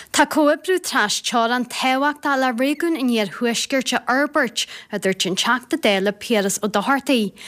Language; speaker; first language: Irish; native; Irish